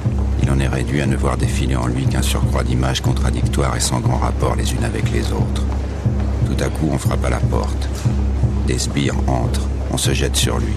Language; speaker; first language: French; native; French